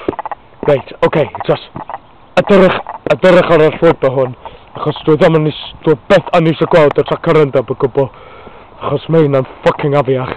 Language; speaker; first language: Welsh; non-native, learner; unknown